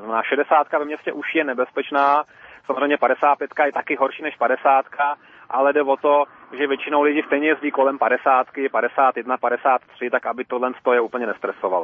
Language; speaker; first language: Czech; native; Czech